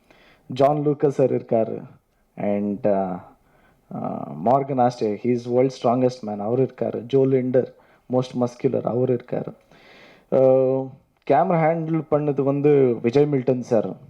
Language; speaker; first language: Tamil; non-native, learner; Kannada